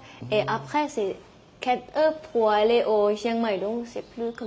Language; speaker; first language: French; non-native, learner; Thai